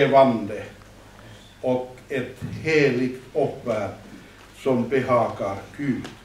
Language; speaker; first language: Swedish; non-native, fluent; Finnish